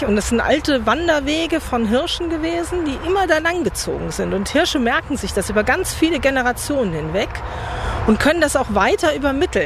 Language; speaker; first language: German; native; German